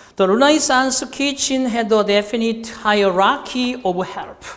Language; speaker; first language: English; non-native, fluent; Korean